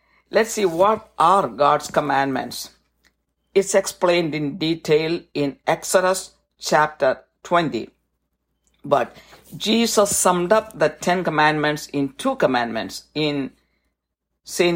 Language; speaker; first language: English; non-native, local second language; Malayalam